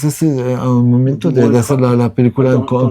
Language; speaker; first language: Spanish; non-native, learner; French